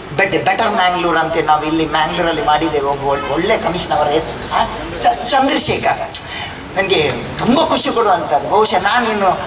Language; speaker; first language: Kannada; non-native, local second language; Tulu